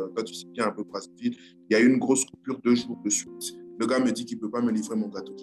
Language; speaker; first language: French; non-native, local second language; Lingala